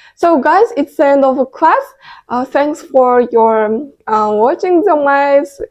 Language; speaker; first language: English; non-native, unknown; Kazakh